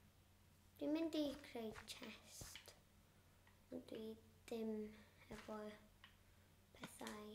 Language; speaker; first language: Welsh; non-native, local second language; English